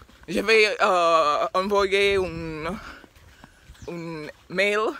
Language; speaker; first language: French; non-native, learner; English